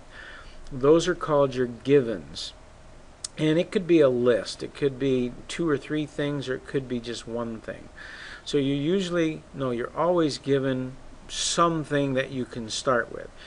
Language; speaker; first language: English; native; English